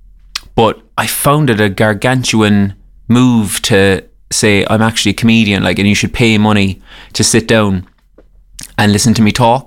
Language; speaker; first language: English; native; English